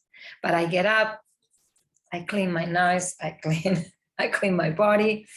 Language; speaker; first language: English; non-native, fluent; Spanish